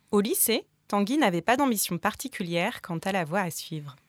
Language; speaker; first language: French; native; French